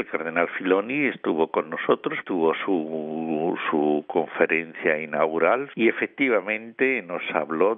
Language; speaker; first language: Spanish; native; Spanish